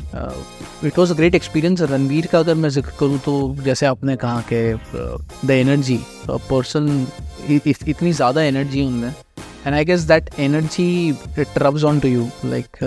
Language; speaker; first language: Hindi; non-native, local second language; Marathi